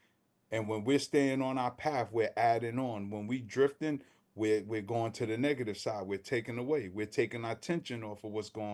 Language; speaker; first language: English; native; English